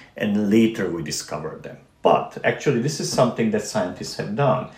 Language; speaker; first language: English; non-native, fluent; Romanian